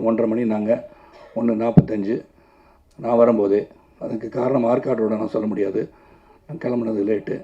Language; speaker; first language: Tamil; native; Tamil